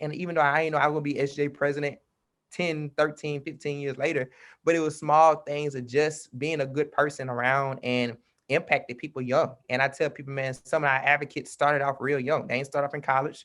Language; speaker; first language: English; native; English